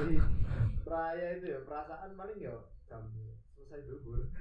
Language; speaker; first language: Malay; non-native, local second language; Javanese